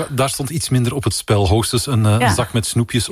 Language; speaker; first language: Dutch; native; Dutch